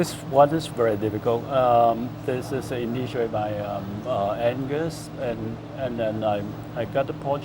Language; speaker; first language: English; non-native, fluent; Cantonese